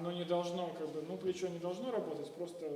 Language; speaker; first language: Russian; native; Russian